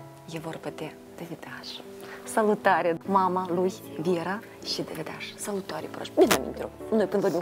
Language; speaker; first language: Romanian; native; Romanian